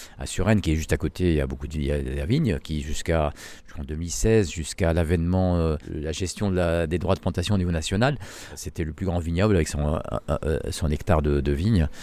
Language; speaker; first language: French; non-native, local second language; Arabic